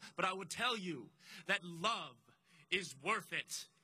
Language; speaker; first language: English; native; English